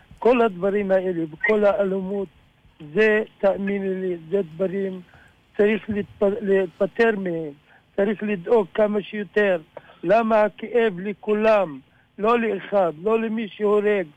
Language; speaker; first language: Hebrew; non-native, local second language; Arabic